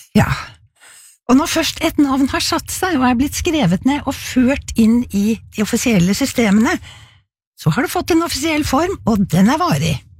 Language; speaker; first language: Norwegian; native; Norwegian